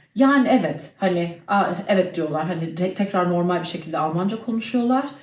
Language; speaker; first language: Turkish; early bilingual, heritage; Turkish